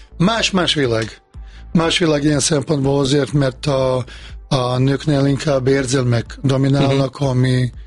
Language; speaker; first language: Hungarian; non-native, fluent; Bosnian